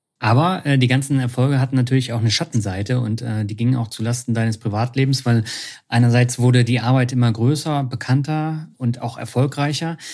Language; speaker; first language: German; native; German